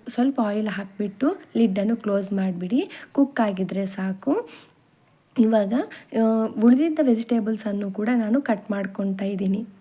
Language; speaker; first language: Kannada; non-native, local second language; Telugu